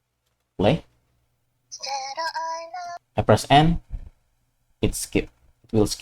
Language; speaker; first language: English; non-native, fluent; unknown